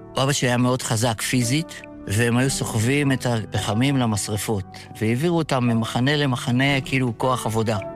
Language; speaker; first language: Hebrew; early bilingual, other home language; Yiddish